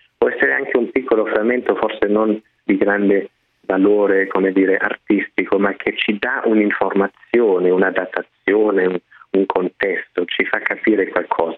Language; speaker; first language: Italian; non-native, fluent; German